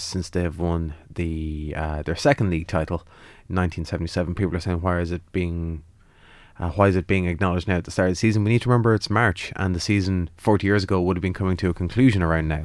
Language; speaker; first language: English; native; English